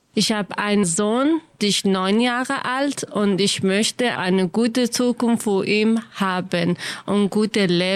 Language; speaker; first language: German; non-native, learner; Kurdish